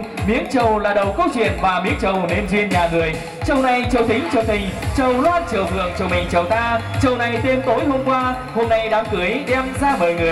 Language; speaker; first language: Vietnamese; native; Vietnamese